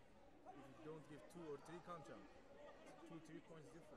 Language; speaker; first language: English; non-native, learner; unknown